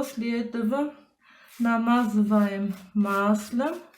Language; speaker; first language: Russian; non-native, local second language; Armenian